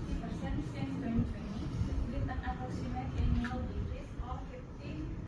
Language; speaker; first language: English; non-native, fluent; Indonesian